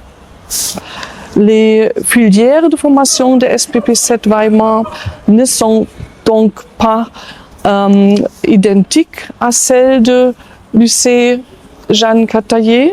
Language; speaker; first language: French; non-native, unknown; German